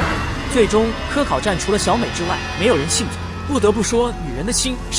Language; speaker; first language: Chinese; native; Chinese